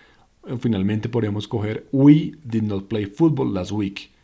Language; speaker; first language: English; non-native, fluent; Spanish